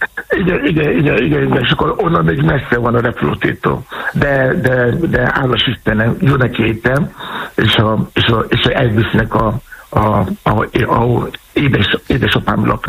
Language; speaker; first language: Hungarian; non-native, fluent; Yoruba